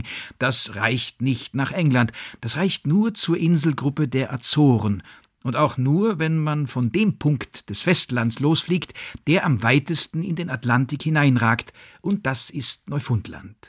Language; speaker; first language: German; native; German